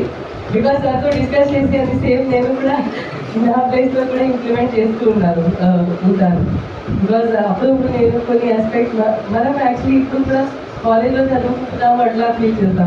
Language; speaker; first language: Telugu; non-native, fluent; Hindi